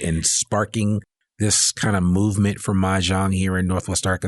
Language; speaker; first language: English; native; English